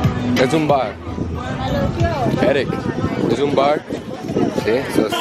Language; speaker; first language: Spanish; non-native, learner; English